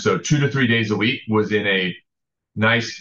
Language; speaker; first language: English; native; English